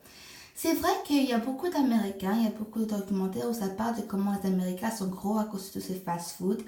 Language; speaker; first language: French; non-native, fluent; English